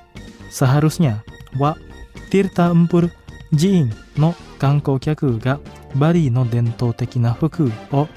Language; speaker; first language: Japanese; non-native, fluent; Indonesian